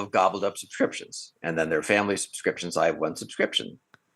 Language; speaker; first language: English; native; English